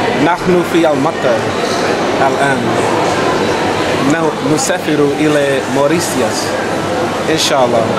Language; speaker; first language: Arabic; non-native, learner; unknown